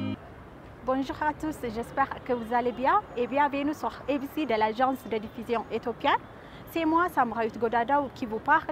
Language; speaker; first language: French; non-native, learner; Amharic